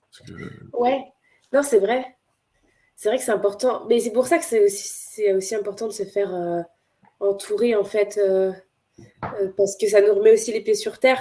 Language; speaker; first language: French; native; French